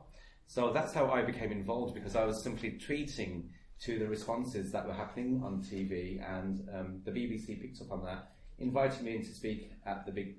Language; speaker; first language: English; native; English